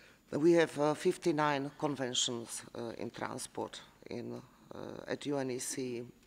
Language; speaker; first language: English; non-native, fluent; Slovak